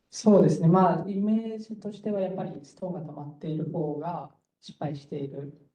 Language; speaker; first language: Japanese; native; Japanese